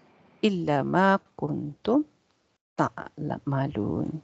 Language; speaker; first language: Arabic; non-native, learner; Malay